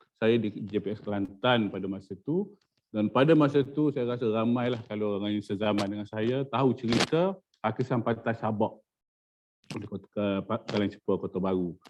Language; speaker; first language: Malay; native; Malay